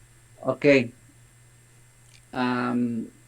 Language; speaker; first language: English; non-native, learner; Spanish